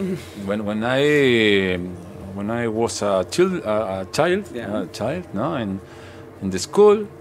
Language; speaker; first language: English; non-native, learner; Spanish